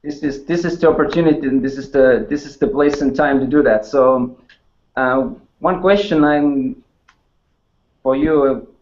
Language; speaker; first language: English; non-native, fluent; Estonian